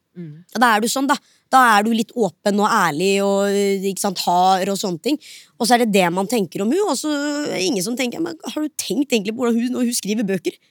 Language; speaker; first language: Norwegian; early bilingual, other home language; Hindi